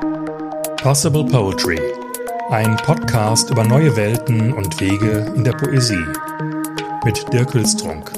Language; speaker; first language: German; native; German